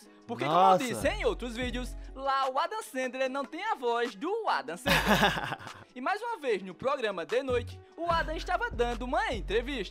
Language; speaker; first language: Portuguese; native; Portuguese